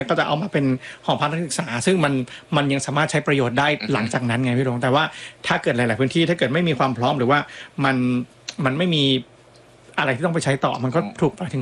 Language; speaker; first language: Thai; native; Thai